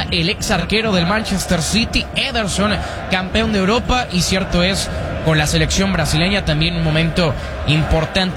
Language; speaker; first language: Spanish; native; Spanish